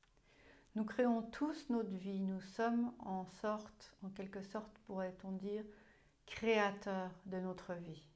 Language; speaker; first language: French; non-native, fluent; German